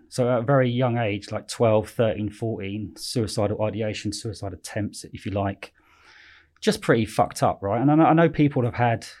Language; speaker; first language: English; native; English